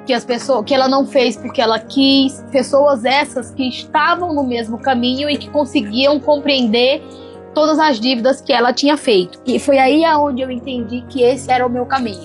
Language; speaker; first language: Portuguese; native; Portuguese